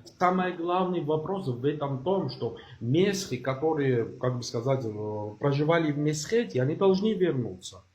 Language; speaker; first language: Russian; non-native, local second language; Georgian